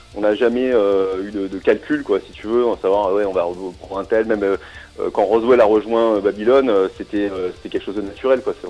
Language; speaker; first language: French; native; French